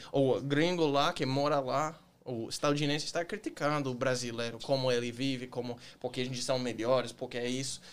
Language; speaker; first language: Portuguese; non-native, fluent; English